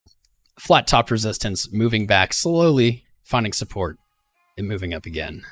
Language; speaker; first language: English; native; English